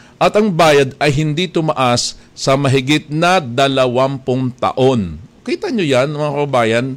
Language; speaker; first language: Filipino; native; Filipino